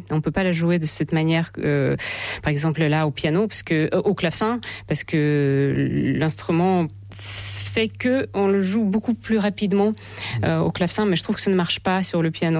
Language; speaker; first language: French; non-native, fluent; Russian